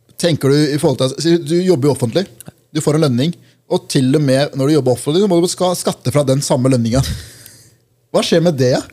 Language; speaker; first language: Norwegian; early bilingual, other home language; Punjabi